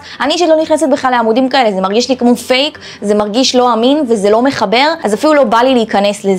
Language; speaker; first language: Hebrew; native; Hebrew